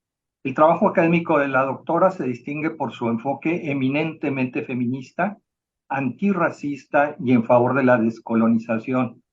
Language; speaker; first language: Spanish; native; Spanish